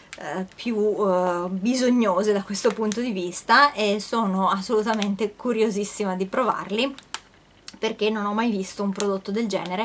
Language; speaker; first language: Italian; native; Italian